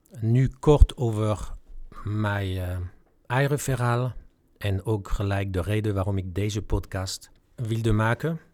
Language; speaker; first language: Dutch; non-native, fluent; French